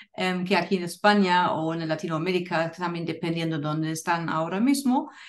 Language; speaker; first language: Spanish; non-native, fluent; German